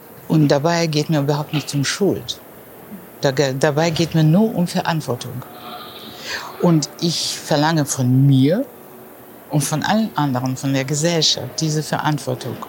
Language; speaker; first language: German; non-native, fluent; Russian